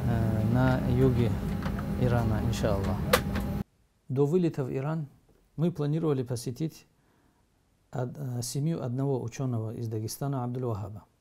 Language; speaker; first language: Russian; native; Russian